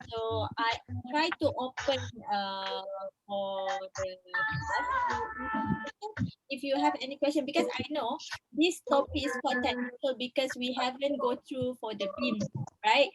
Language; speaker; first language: English; non-native, local second language; Malay